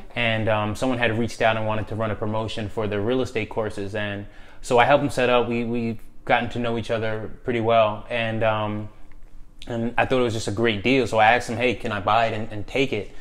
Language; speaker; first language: English; native; English